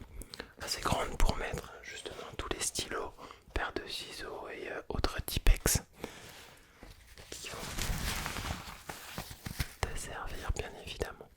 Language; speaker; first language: French; native; French